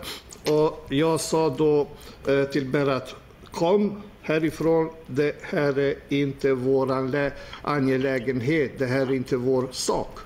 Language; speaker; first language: Swedish; non-native, fluent; Albanian